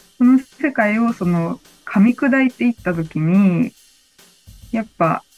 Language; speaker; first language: Japanese; native; Japanese